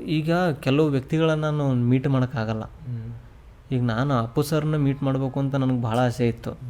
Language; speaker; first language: Kannada; native; Kannada